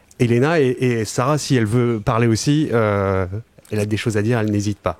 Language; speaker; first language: French; native; French